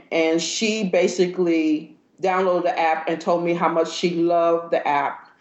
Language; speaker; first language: English; native; English